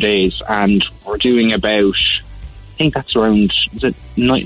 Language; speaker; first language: English; native; English